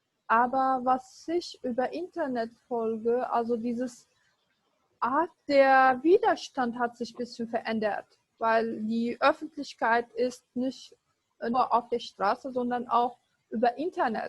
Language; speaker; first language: German; non-native, fluent; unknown